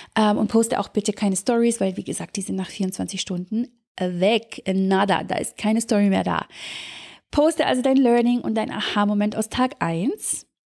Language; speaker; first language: German; early bilingual, other home language; Serbian